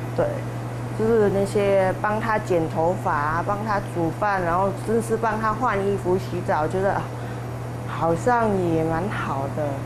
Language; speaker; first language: Chinese; non-native, fluent; Vietnamese